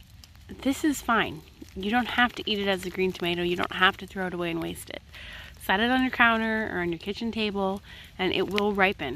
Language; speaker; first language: English; native; English